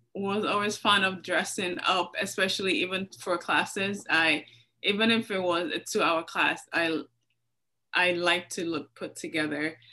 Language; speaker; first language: English; non-native, local second language; Yoruba